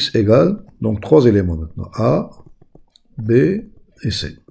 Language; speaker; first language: French; non-native, local second language; Arabic